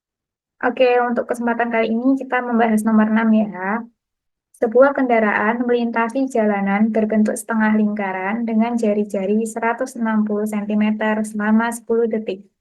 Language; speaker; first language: Indonesian; native; Indonesian